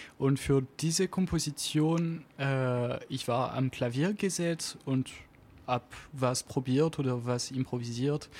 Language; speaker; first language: German; non-native, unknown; French